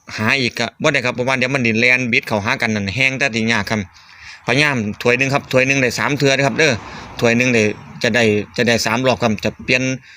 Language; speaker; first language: Thai; native; Thai